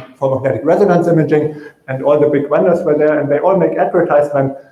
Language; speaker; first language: English; non-native, fluent; German